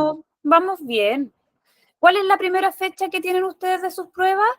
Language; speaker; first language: Spanish; native; Spanish